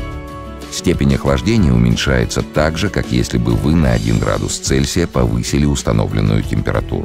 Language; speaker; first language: Russian; native; Russian